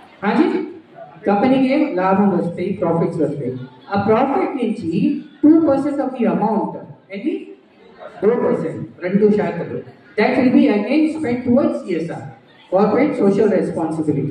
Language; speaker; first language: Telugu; non-native, local second language; Urdu